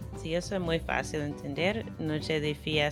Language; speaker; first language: Spanish; non-native, fluent; English